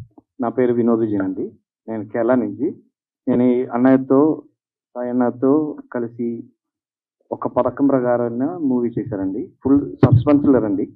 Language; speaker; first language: Telugu; non-native, learner; Malayalam